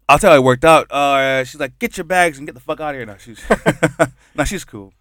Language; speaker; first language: English; early bilingual, other home language; Haitian Creole